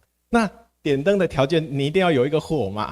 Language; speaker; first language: Chinese; native; Chinese